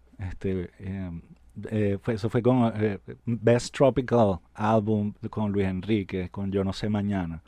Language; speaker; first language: Spanish; native; Spanish